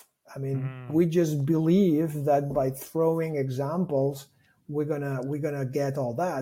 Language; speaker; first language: English; non-native, fluent; Catalan